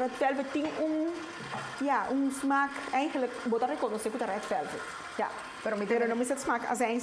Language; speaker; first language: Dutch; non-native, local second language; Papiamento